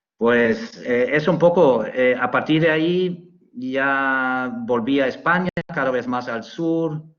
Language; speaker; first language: Spanish; non-native, fluent; German